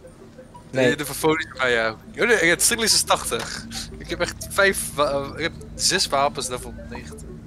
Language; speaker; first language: Dutch; native; Dutch